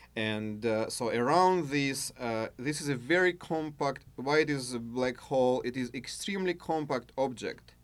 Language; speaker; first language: English; non-native, fluent; Russian